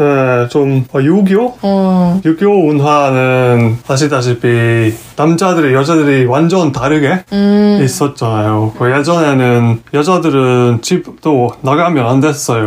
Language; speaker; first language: Korean; non-native, fluent; Hungarian